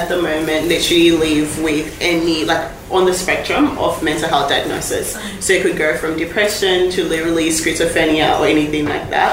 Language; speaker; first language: English; non-native, local second language; Shona